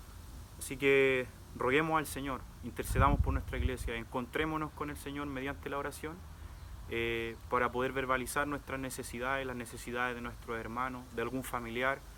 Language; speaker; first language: Spanish; native; Spanish